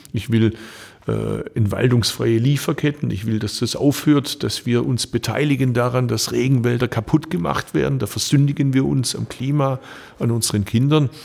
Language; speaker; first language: German; early bilingual, other home language; Turkish